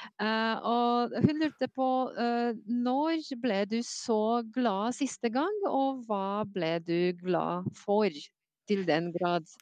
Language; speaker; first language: Norwegian; non-native, fluent; Polish